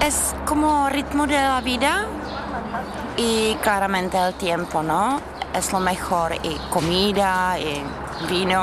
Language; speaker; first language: Spanish; non-native, fluent; Czech